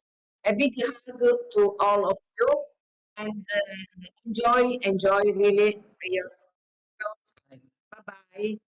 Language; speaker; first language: English; non-native, learner; Italian